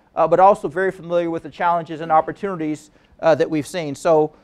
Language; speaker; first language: English; native; English